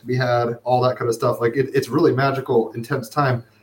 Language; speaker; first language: English; native; English